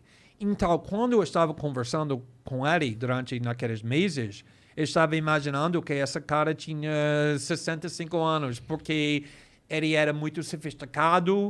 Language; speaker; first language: Portuguese; non-native, fluent; English